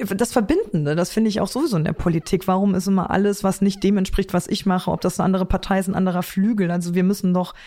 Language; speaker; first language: German; native; German